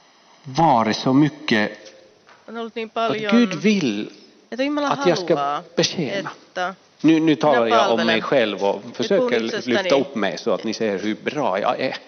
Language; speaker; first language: Swedish; non-native, fluent; Finnish